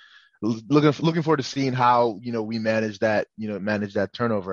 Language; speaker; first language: English; non-native, local second language; Yoruba